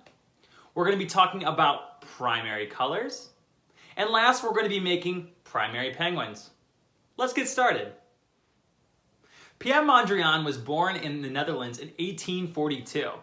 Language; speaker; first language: English; native; English